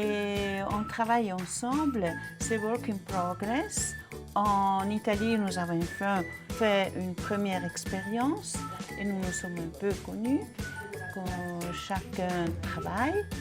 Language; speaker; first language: French; non-native, fluent; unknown